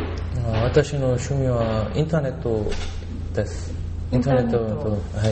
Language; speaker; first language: Japanese; non-native, learner; Korean